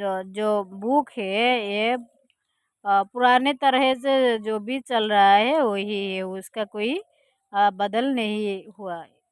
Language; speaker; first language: Hindi; non-native, fluent; Bangla